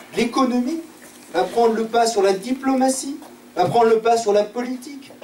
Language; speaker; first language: French; native; French